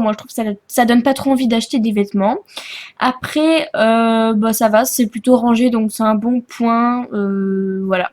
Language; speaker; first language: French; native; French